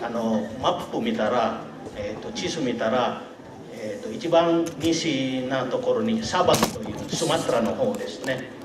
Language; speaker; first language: Japanese; non-native, learner; Indonesian